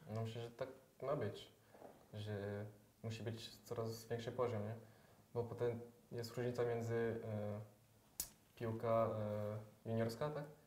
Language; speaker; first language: Polish; early bilingual, heritage; French